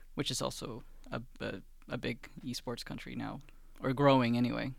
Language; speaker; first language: English; early bilingual, other home language; Swedish